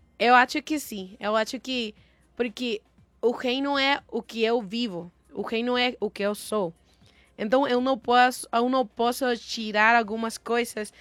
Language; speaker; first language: Portuguese; non-native, learner; Spanish